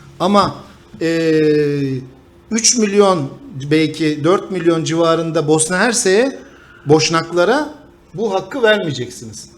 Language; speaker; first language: Turkish; native; Turkish